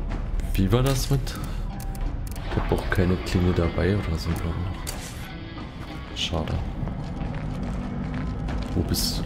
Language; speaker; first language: German; native; German